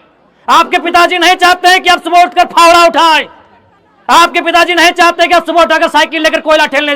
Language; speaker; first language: Hindi; non-native, local second language; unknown